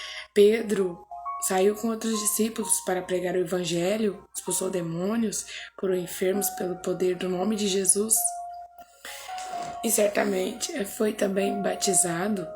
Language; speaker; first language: Portuguese; native; Portuguese